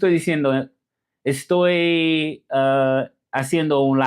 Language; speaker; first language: Spanish; non-native, fluent; English